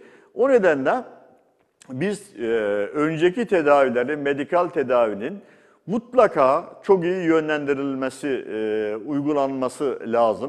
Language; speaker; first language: Turkish; native; Turkish